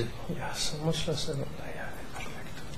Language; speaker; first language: Spanish; non-native, learner; French